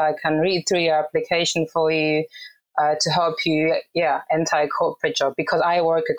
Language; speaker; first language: English; non-native, fluent; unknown